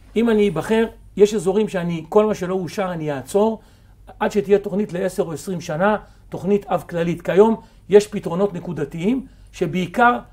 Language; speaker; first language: Hebrew; native; Hebrew